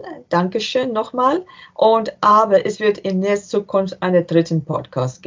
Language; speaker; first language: German; non-native, learner; English